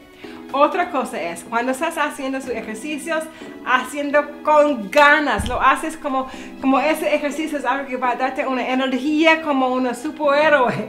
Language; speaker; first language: Spanish; non-native, learner; English